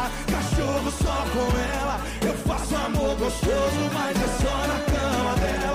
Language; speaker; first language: Portuguese; native; Portuguese